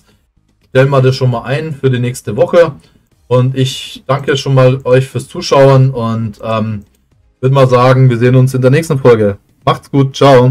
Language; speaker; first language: German; native; German